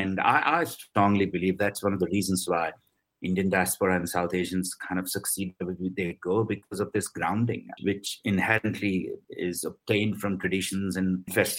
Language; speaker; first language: English; non-native, local second language; Hindi